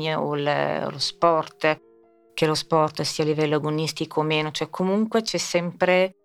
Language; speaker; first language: Italian; native; Italian